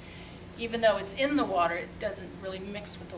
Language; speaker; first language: English; native; English